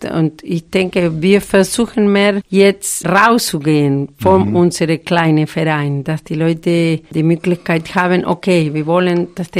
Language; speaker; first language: German; non-native, fluent; Spanish